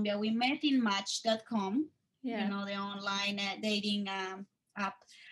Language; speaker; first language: English; non-native, fluent; Spanish